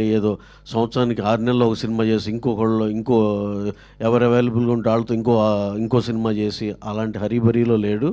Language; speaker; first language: Telugu; native; Telugu